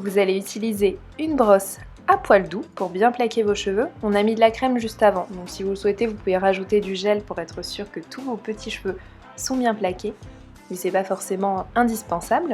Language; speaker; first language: French; native; French